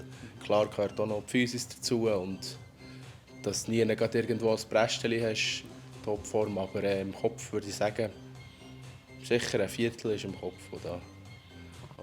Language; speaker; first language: German; native; German